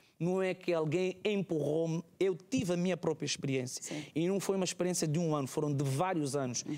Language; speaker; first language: Portuguese; native; Portuguese